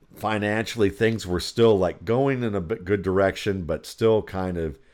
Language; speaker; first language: English; native; English